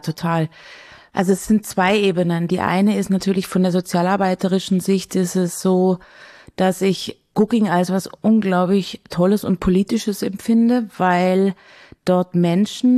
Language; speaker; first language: German; native; German